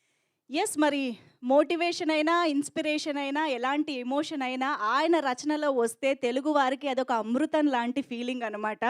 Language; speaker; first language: Telugu; native; Telugu